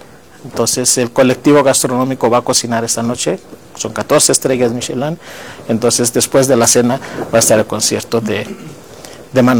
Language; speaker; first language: Spanish; non-native, fluent; Greek